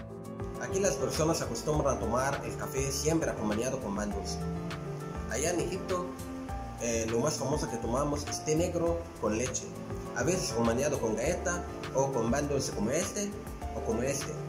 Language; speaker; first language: Spanish; non-native, fluent; Arabic